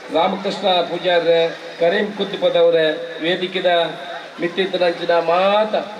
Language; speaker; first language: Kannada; native; Kannada